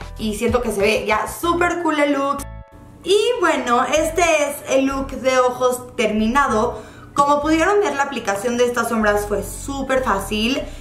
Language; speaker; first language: Spanish; native; Spanish